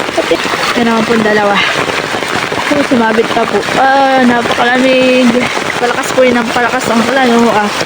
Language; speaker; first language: Filipino; native; Filipino